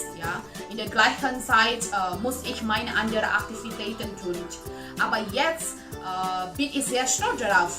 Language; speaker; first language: German; non-native, learner; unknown